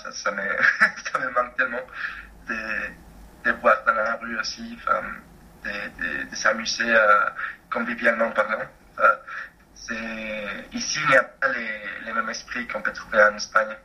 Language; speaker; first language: French; non-native, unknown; Spanish